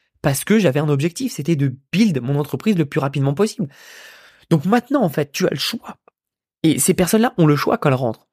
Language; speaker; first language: French; native; French